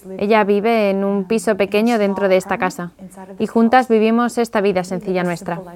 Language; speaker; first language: Spanish; non-native, fluent; English